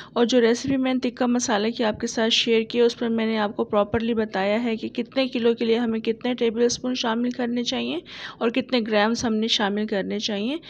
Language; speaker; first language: Urdu; native; Urdu